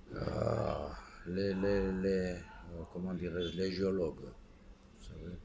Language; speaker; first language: French; non-native, fluent; Armenian